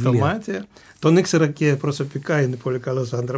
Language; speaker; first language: Greek; non-native, fluent; Russian